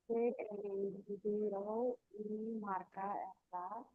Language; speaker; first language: Spanish; non-native, learner; Bangla